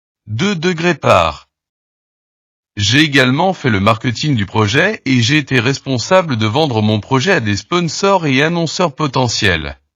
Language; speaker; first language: French; non-native, learner; Portuguese